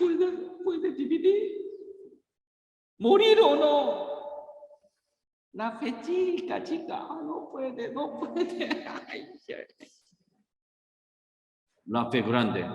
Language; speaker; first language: Spanish; non-native, learner; Korean